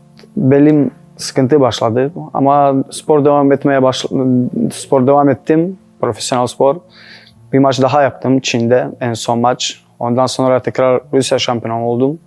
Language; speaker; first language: Turkish; non-native, learner; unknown